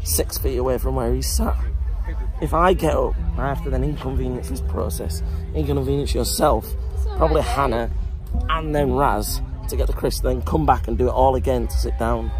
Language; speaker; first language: English; native; English